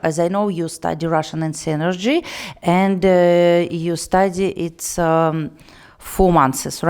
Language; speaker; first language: English; non-native, learner; Russian